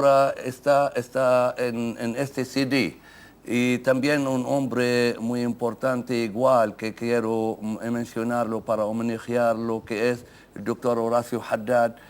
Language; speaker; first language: Spanish; non-native, fluent; Arabic